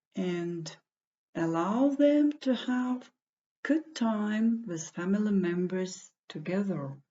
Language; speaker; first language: English; non-native, fluent; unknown